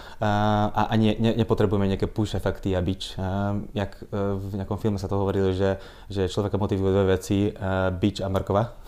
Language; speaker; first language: Slovak; non-native, local second language; Hungarian